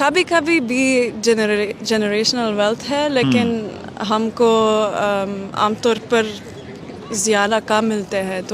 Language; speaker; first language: Hindi; non-native, learner; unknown